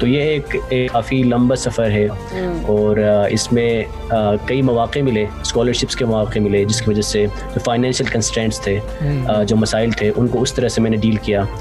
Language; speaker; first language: Urdu; non-native, local second language; Khowar